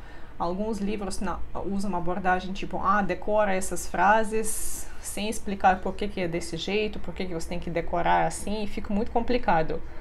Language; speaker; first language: Portuguese; non-native, fluent; Russian